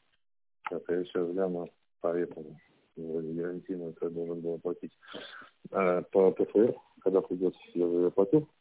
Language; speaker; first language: Russian; native; Russian